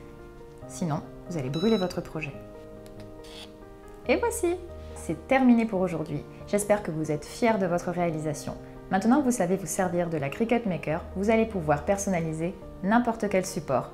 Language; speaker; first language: French; native; French